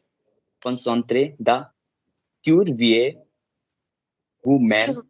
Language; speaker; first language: French; non-native, learner; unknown